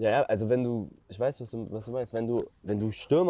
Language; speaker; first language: German; native; German